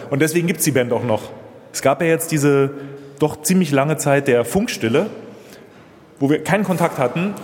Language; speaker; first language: German; native; German